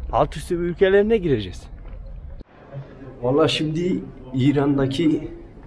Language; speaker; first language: Turkish; native; Turkish